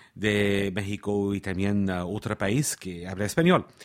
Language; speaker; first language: Spanish; non-native, learner; English